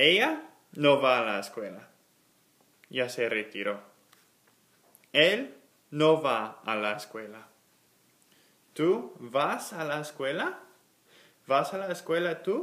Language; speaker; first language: Spanish; non-native, fluent; English